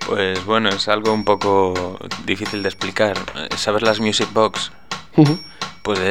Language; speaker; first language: Spanish; native; Spanish